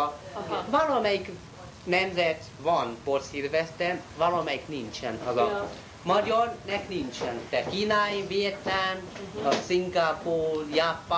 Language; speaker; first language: Hungarian; non-native, learner; Chinese